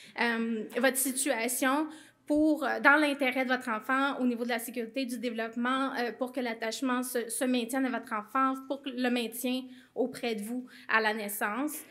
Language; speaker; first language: French; native; French